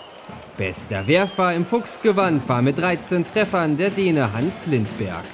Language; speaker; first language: German; native; German